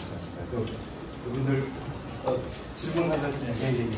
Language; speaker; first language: Korean; native; Korean